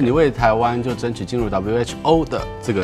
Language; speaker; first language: Chinese; native; Chinese